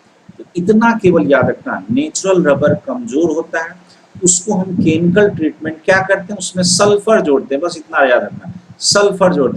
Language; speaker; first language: Hindi; native; Hindi